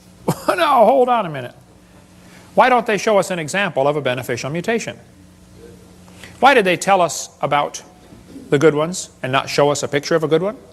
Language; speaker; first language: English; native; English